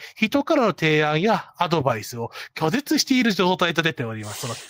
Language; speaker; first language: Japanese; non-native, fluent; English